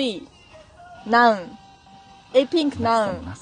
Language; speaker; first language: Korean; non-native, learner; Japanese